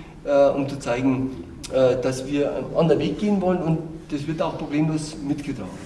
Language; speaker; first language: German; native; German